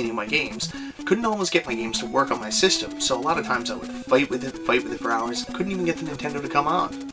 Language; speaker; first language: English; native; English